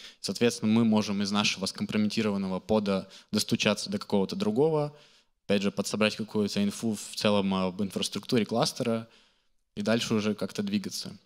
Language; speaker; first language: Russian; native; Russian